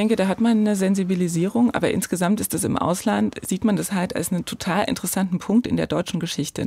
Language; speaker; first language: German; native; German